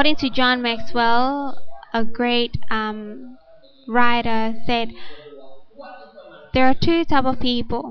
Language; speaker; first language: English; non-native, fluent; Indonesian